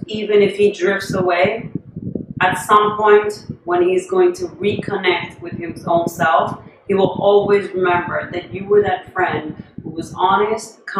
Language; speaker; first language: English; non-native, fluent; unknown